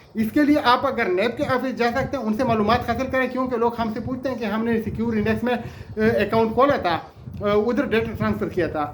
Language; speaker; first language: Urdu; non-native, local second language; Pashto